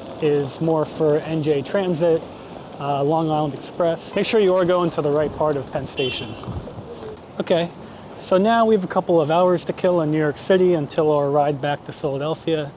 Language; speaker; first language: English; native; English